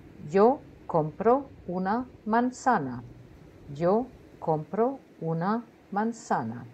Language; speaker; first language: Spanish; non-native, fluent; German